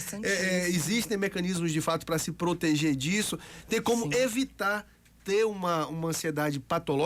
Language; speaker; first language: Portuguese; native; Portuguese